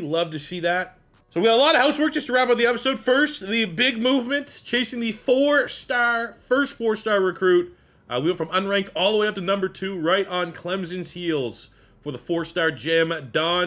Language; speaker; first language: English; native; English